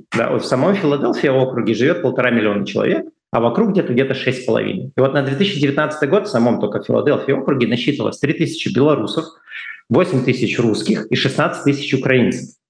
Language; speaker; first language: Russian; native; Russian